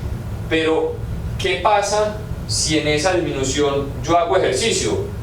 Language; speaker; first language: Spanish; native; Spanish